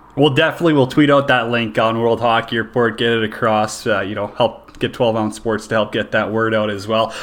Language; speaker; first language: English; native; English